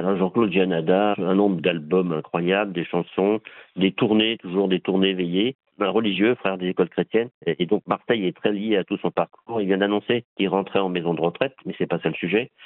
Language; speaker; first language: French; native; French